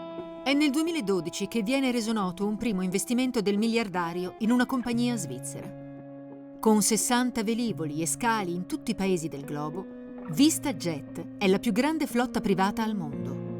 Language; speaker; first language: Italian; native; Italian